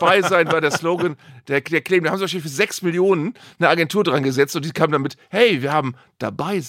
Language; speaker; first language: German; native; German